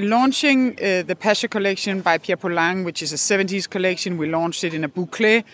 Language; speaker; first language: English; non-native, fluent; Danish